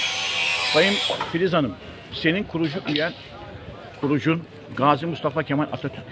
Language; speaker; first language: Turkish; native; Turkish